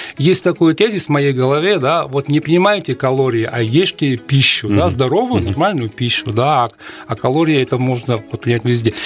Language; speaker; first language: Russian; non-native, local second language; Uzbek